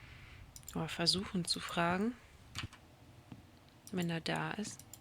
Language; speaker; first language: German; native; German